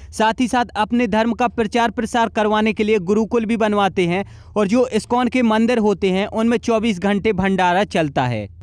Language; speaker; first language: Hindi; native; Hindi